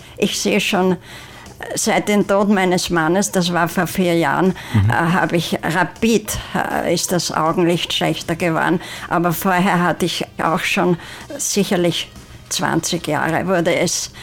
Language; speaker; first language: German; native; German